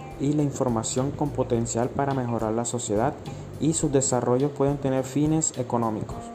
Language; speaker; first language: Spanish; native; Spanish